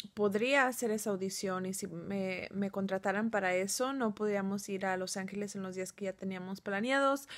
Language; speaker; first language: Spanish; early bilingual, heritage; Spanish